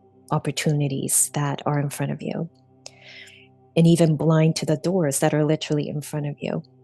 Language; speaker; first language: English; native; English